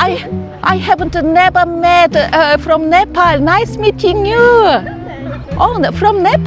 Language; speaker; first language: English; non-native, learner; Korean